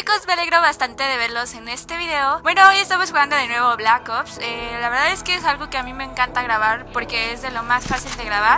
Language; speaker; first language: Spanish; native; Spanish